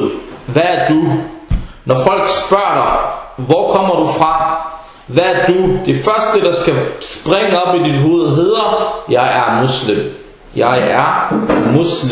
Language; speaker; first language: Danish; early bilingual, other home language; Arabic